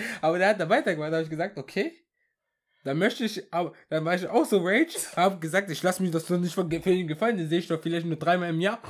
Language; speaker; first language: German; early bilingual, other home language; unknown